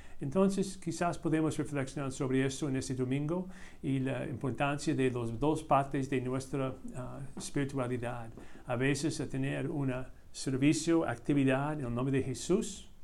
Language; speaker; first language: Spanish; non-native, fluent; English